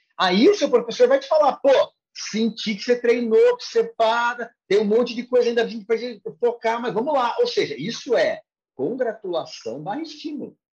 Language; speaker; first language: Portuguese; native; Portuguese